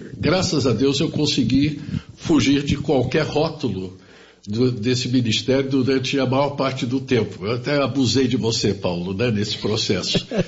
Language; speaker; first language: Portuguese; early bilingual, other home language; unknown